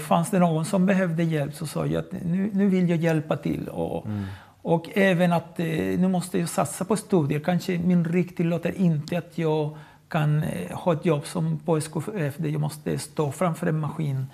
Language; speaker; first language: Swedish; non-native, fluent; Spanish